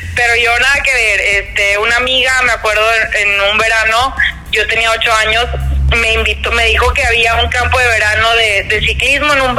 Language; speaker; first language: Spanish; native; Spanish